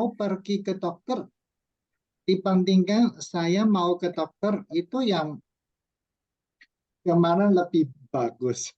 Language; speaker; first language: Indonesian; non-native, fluent; Chinese